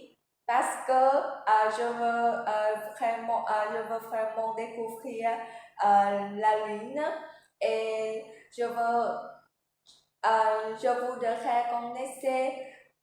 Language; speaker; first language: French; non-native, learner; Vietnamese